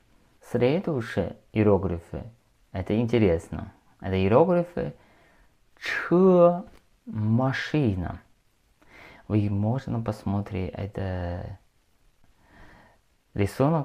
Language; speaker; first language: Russian; non-native, learner; Chinese